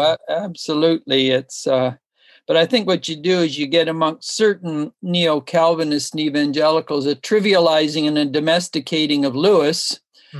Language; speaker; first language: English; native; English